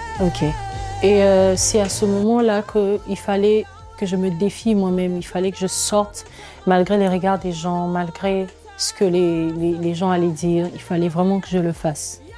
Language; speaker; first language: French; non-native, local second language; Lingala